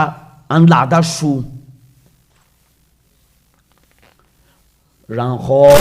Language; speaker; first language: Chinese; non-native, fluent; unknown